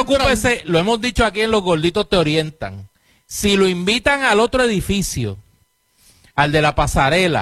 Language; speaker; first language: Spanish; native; Spanish